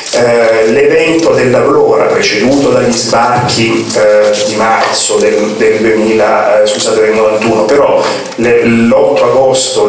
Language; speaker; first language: Italian; native; Italian